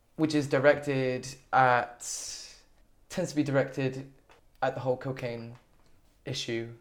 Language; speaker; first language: English; native; English